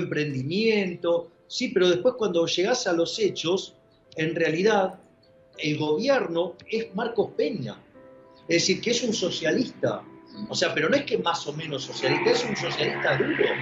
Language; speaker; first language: Spanish; native; Spanish